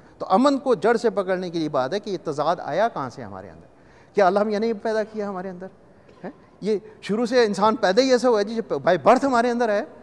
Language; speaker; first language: Urdu; non-native, local second language; Punjabi